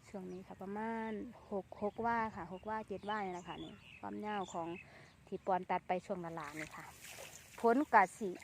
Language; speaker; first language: Thai; native; Thai